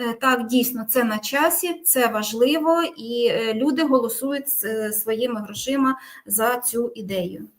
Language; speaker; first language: Ukrainian; native; Ukrainian